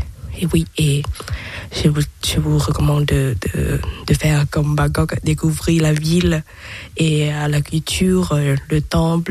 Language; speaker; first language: French; non-native, learner; Thai